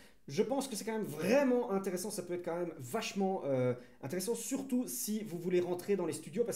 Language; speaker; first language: French; native; French